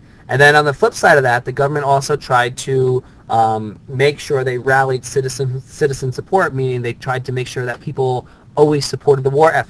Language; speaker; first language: English; native; English